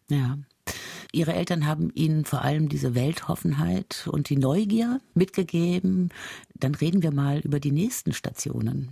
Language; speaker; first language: German; native; German